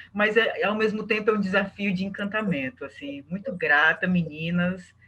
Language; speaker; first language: Portuguese; native; Portuguese